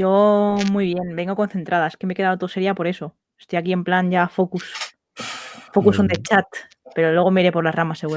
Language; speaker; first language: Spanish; native; Spanish